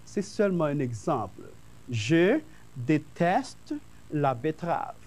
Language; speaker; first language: French; non-native, fluent; Spanish